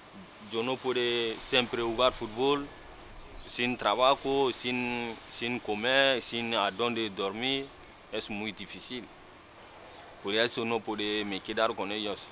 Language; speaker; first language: Spanish; non-native, learner; Bambara